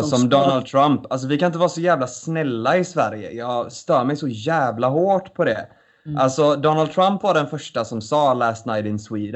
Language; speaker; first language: Swedish; native; Swedish